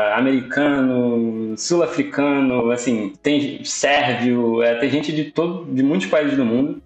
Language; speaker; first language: Portuguese; native; Portuguese